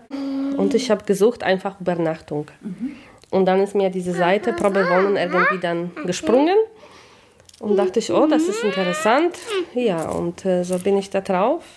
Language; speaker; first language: German; non-native, fluent; Polish